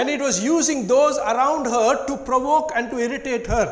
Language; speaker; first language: English; non-native, local second language; Tamil